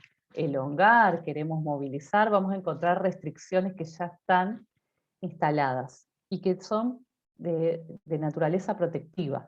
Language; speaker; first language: Spanish; native; Spanish